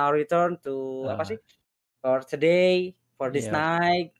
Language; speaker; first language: English; non-native, learner; Indonesian